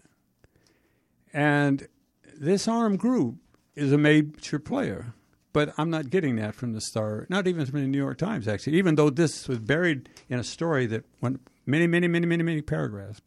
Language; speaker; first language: English; native; English